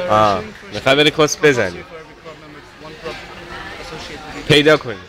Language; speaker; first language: Persian; non-native, learner; Chinese